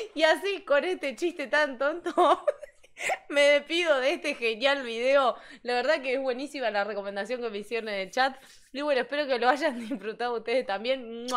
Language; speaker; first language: Spanish; native; Spanish